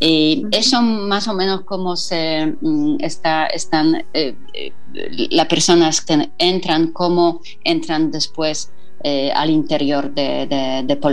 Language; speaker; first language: Spanish; non-native, fluent; Polish